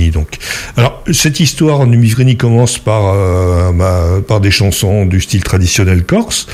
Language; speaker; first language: French; native; French